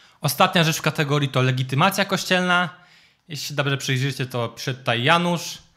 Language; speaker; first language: Polish; native; Polish